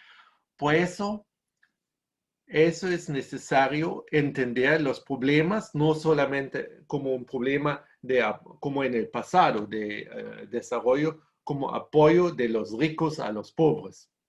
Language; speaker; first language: Spanish; non-native, fluent; German